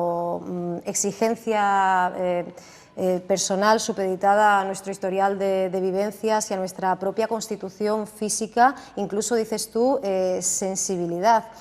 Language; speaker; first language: Spanish; native; Spanish